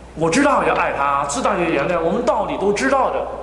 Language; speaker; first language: Chinese; non-native, fluent; Cantonese